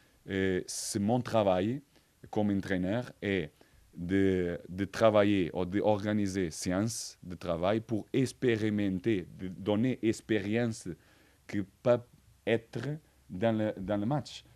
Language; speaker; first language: French; non-native, fluent; Portuguese